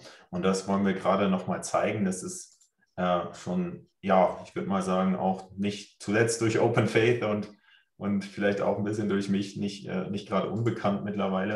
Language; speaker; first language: German; native; German